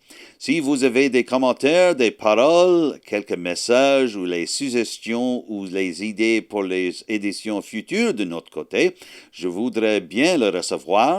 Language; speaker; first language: French; non-native, learner; English